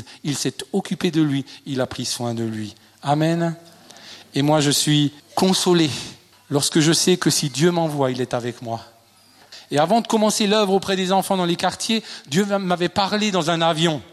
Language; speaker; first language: French; native; French